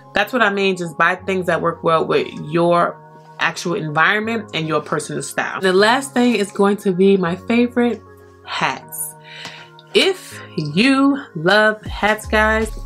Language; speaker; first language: English; native; English